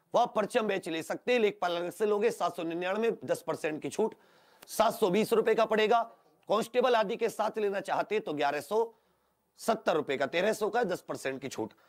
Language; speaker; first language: Hindi; native; Hindi